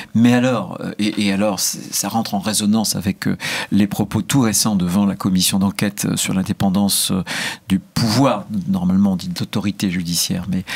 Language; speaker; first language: French; native; French